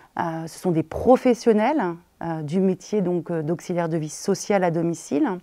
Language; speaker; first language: French; native; French